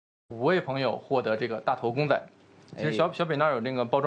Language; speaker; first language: Chinese; native; Chinese